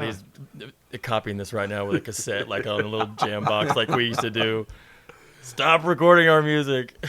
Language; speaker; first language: English; native; English